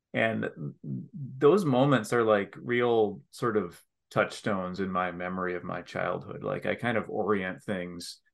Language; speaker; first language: English; native; English